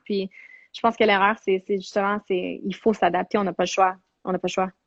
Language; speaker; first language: French; native; French